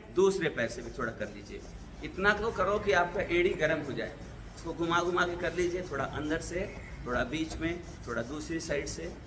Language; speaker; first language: Hindi; native; Hindi